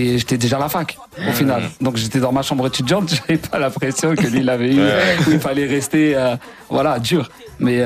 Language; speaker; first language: French; non-native, local second language; Ngazidja Comorian